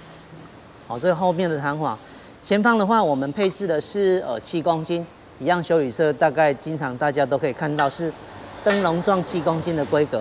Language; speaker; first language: Chinese; native; Chinese